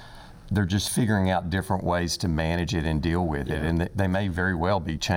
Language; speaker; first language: English; native; English